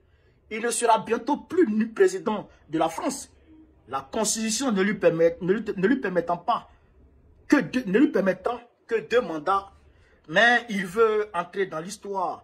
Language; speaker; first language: French; non-native, local second language; Bambara